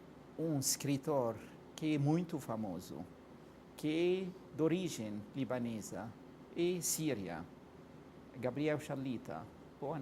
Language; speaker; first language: Portuguese; non-native, fluent; Arabic